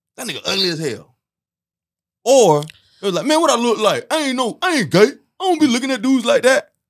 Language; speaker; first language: English; early bilingual, other home language; Haitian Creole